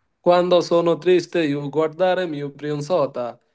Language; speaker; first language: Italian; non-native, learner; Bangla